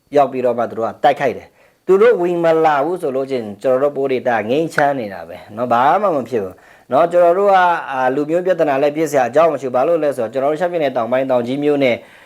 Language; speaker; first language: Burmese; non-native, local second language; Pa'o Karen